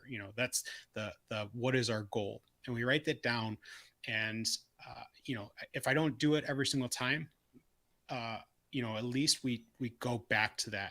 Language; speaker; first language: English; native; English